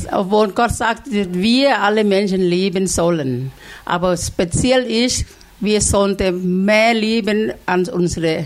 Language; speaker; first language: German; non-native, learner; Thai